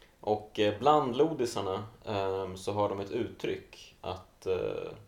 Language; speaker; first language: Swedish; native; Swedish